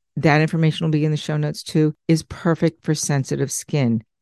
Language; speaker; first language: English; native; English